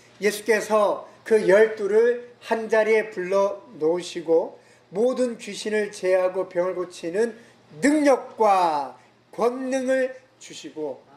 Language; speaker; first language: Korean; native; Korean